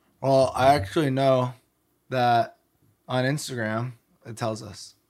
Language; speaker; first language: English; native; English